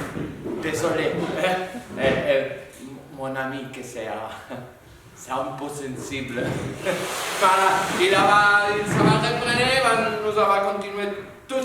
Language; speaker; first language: French; non-native, learner; Spanish